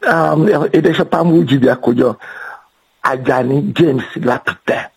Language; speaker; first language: Hungarian; non-native, learner; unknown